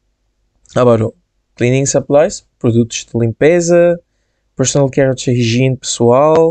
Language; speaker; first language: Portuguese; non-native, fluent; Bangla